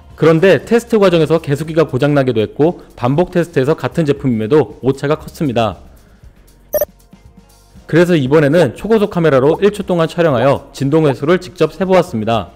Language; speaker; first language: Korean; native; Korean